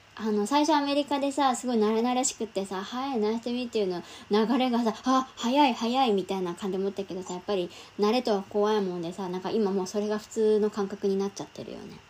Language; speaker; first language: Japanese; native; Japanese